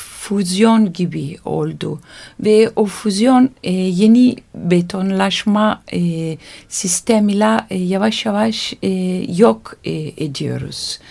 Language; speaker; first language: Turkish; non-native, learner; Italian